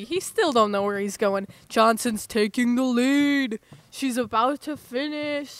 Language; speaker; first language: English; native; English